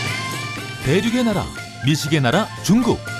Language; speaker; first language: Korean; native; Korean